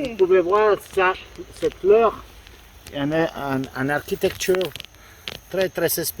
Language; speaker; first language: French; non-native, fluent; Spanish